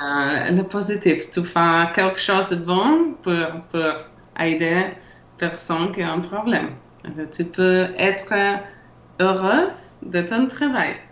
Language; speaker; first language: French; non-native, learner; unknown